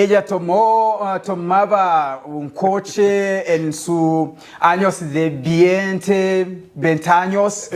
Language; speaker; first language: Spanish; non-native, learner; Kinyarwanda